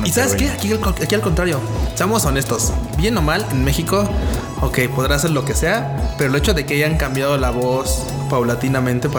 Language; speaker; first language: Spanish; native; Spanish